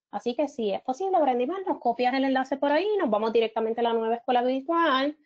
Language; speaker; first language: Spanish; native; Spanish